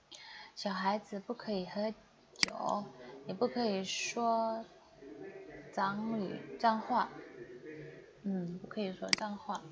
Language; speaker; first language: Chinese; non-native, fluent; Indonesian